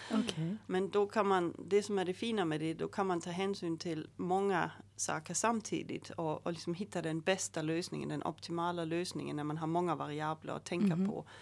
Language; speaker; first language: Swedish; native; Swedish